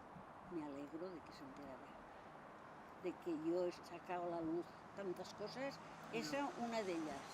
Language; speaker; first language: Spanish; native; Spanish